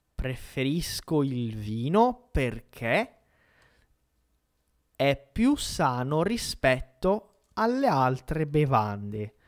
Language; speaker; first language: Italian; non-native, fluent; Portuguese